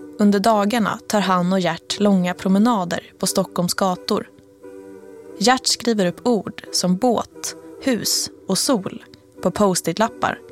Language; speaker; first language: Swedish; native; Swedish